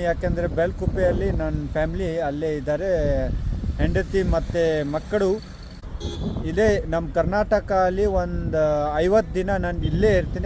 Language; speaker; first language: Kannada; non-native, local second language; Ladakhi